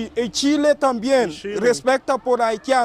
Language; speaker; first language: Spanish; non-native, learner; Haitian Creole